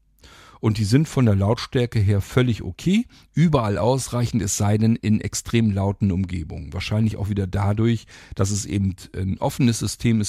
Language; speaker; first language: German; native; German